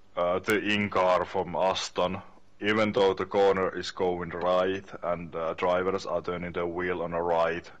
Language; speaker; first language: English; non-native, learner; Finnish